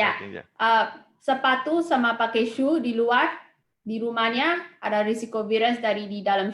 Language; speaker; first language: Indonesian; non-native, fluent; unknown